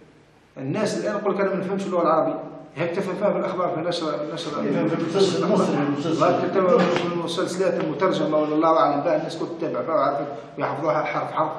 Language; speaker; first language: Arabic; native; Arabic